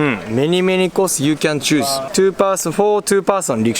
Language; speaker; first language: English; non-native, learner; Japanese